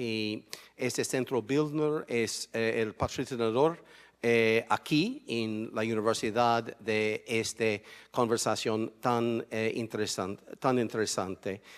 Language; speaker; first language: Spanish; non-native, fluent; English